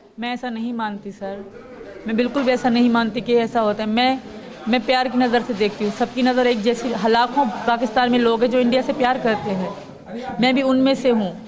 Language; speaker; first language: Urdu; non-native, local second language; Sindhi